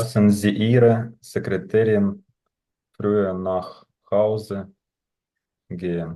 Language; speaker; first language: German; non-native, learner; Ukrainian